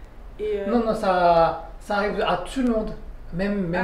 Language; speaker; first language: French; non-native, fluent; Korean